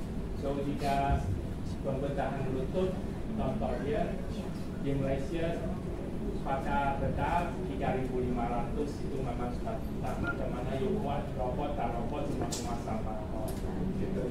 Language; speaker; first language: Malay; non-native, local second language; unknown